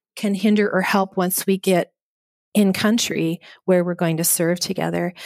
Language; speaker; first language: English; native; English